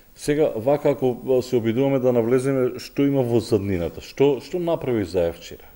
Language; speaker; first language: Macedonian; native; Macedonian